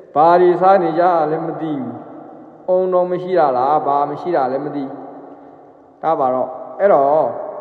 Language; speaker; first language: Burmese; non-native, local second language; Rohingya